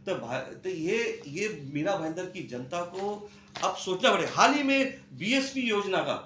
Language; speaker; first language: Hindi; non-native, local second language; Marathi